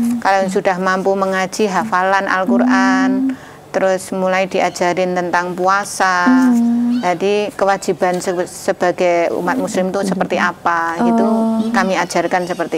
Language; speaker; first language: Indonesian; native; Indonesian